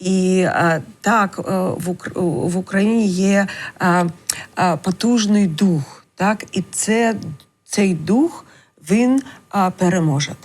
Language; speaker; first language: Ukrainian; non-native, learner; English